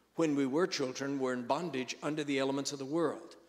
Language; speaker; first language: English; native; English